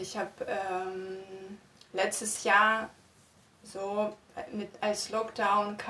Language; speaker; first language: German; non-native, fluent; Russian